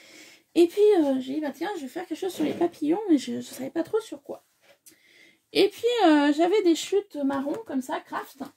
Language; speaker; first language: French; native; French